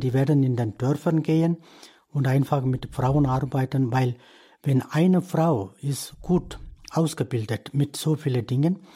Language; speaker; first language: German; non-native, learner; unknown